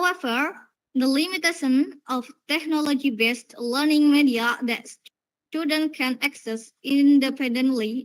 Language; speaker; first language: English; non-native, learner; Indonesian